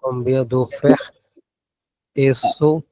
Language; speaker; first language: French; non-native, learner; Bangla